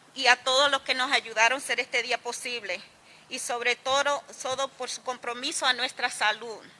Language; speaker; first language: Spanish; early bilingual, heritage; Spanish